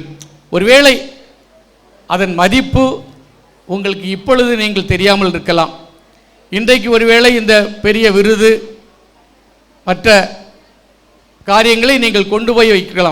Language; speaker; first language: Tamil; native; Tamil